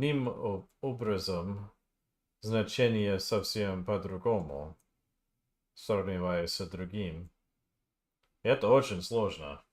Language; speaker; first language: Russian; non-native, learner; English